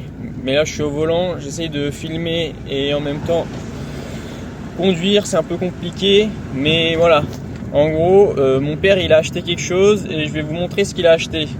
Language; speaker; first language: French; native; French